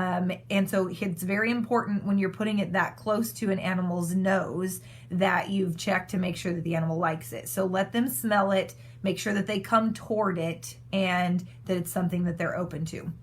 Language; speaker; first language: English; native; English